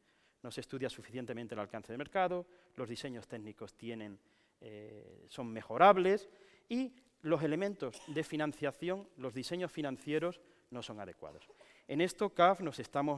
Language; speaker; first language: Spanish; native; Spanish